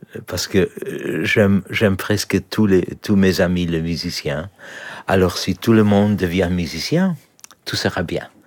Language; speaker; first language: French; non-native, learner; Polish